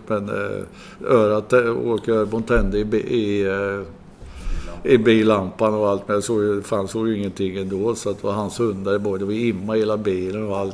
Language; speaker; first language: Swedish; native; Swedish